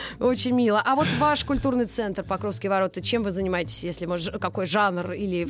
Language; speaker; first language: Russian; native; Russian